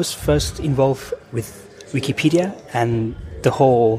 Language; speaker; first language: English; non-native, fluent; Thai